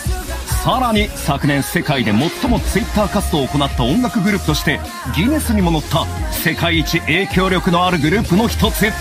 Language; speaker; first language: Japanese; native; Japanese